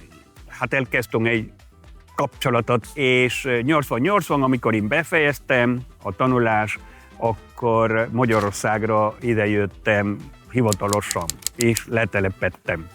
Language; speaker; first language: Hungarian; non-native, fluent; Spanish